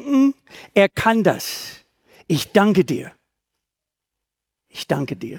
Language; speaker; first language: German; native; German